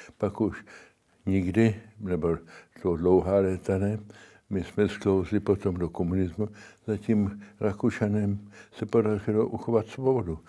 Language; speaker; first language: Czech; early bilingual, heritage; Czech